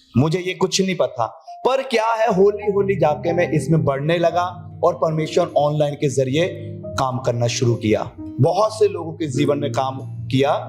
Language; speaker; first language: Hindi; non-native, local second language; Punjabi